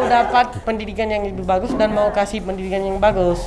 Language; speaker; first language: Indonesian; early bilingual, other home language; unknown